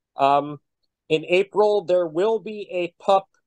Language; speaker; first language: English; native; English